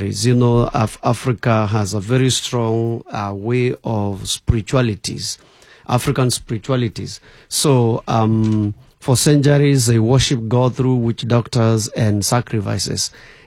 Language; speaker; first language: English; non-native, local second language; Masai